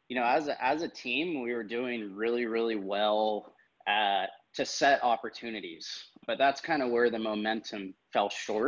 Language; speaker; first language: English; native; English